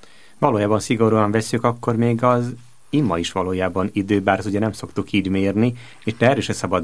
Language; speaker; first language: Hungarian; native; Hungarian